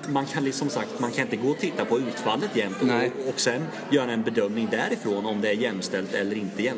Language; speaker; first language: Swedish; native; Swedish